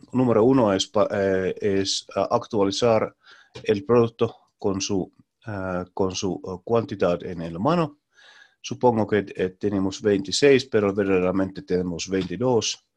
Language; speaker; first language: Spanish; non-native, learner; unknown